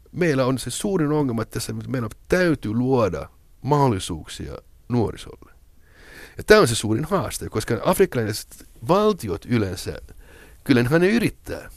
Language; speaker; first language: Finnish; non-native, local second language; Swedish